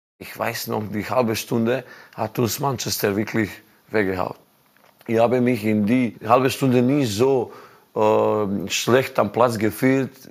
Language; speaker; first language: German; non-native, learner; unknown